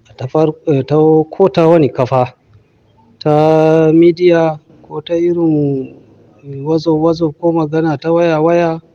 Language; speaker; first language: Hausa; native; Hausa